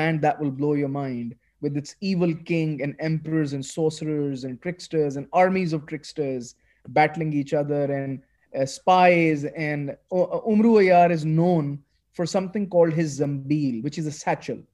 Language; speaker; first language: English; non-native, local second language; Urdu